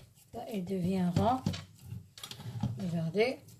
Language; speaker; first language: French; non-native, local second language; Arabic